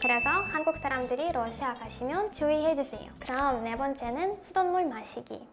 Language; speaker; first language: Korean; non-native, fluent; Russian